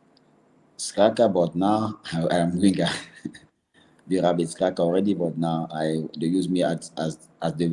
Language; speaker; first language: English; non-native, learner; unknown